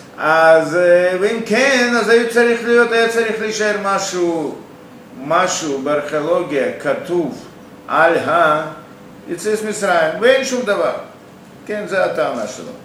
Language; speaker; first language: Hebrew; non-native, fluent; Russian